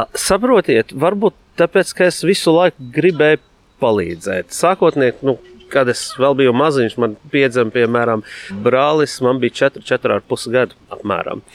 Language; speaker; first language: Latvian; non-native, fluent; Arabic